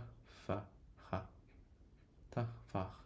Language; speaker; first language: Arabic; non-native, learner; English